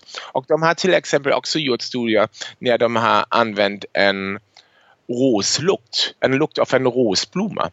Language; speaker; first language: Swedish; non-native, fluent; German